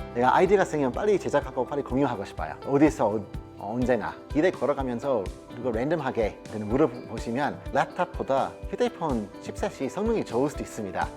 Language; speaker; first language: Korean; non-native, fluent; English